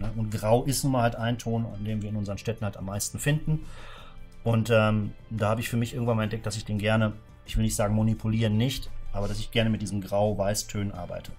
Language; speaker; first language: German; native; German